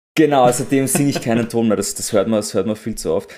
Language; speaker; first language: German; native; German